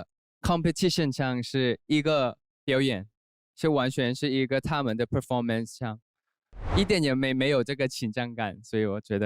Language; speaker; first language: Chinese; non-native, fluent; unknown